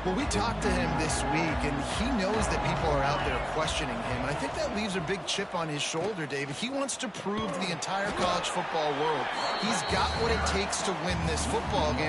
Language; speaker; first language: English; native; English